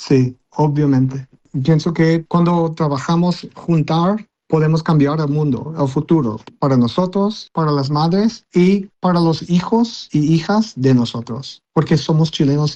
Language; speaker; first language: Spanish; early bilingual, heritage; Spanish